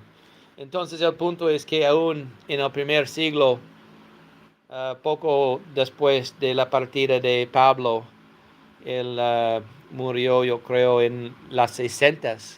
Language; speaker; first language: Spanish; non-native, fluent; English